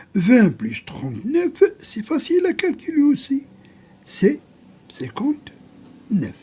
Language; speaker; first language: French; non-native, local second language; Arabic